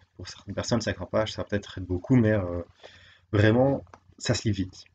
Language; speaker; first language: French; native; French